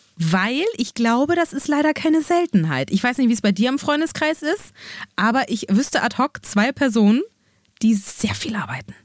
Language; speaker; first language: German; native; German